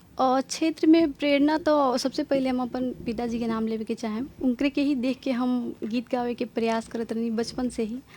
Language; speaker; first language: Bhojpuri; native; Bhojpuri